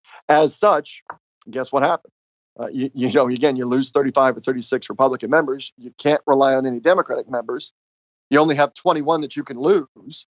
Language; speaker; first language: English; native; English